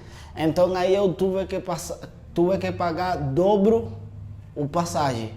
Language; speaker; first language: Portuguese; non-native, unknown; Spanish